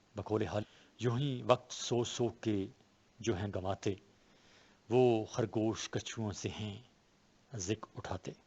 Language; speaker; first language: Urdu; non-native, local second language; Pashto